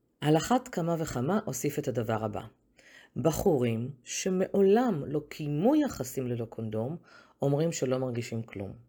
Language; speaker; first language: Hebrew; native; Hebrew